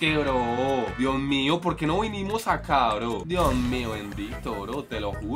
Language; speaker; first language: Spanish; native; Spanish